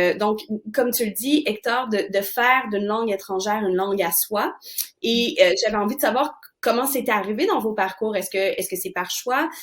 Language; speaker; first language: French; native; French